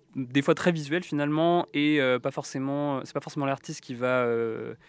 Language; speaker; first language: French; native; French